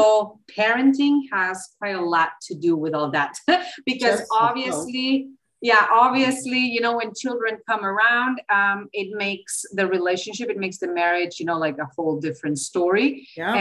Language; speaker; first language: English; non-native, fluent; Slovenian